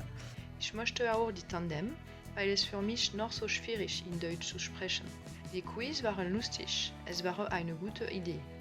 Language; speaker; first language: German; non-native, learner; French